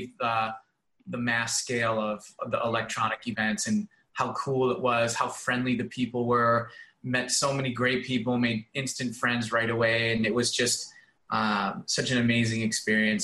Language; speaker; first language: English; native; English